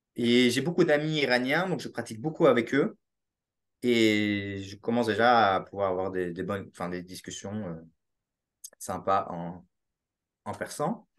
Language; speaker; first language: French; native; French